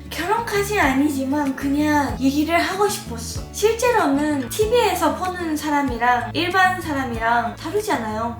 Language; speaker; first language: Korean; non-native, fluent; Japanese